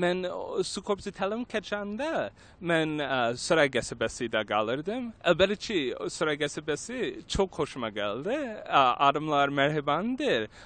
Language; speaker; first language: Turkish; non-native, learner; English